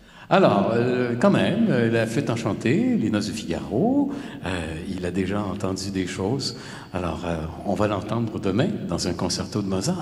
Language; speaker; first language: French; native; French